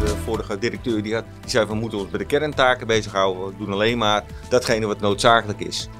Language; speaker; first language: Dutch; native; Dutch